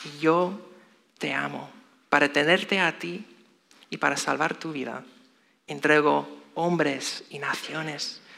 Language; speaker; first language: Spanish; non-native, fluent; English